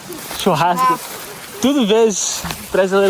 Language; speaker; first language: Portuguese; early bilingual, heritage; English